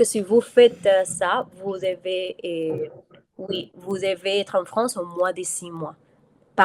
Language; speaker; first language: French; non-native, fluent; Spanish